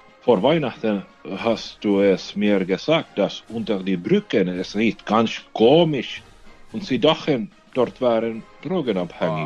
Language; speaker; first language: German; non-native, learner; Finnish